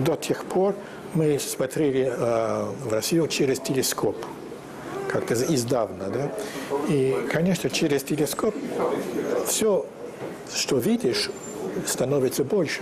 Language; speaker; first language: Russian; non-native, fluent; English